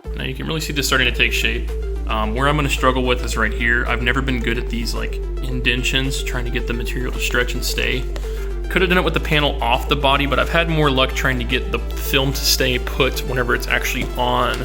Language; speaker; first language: English; native; English